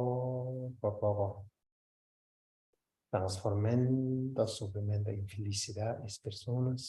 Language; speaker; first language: Spanish; non-native, learner; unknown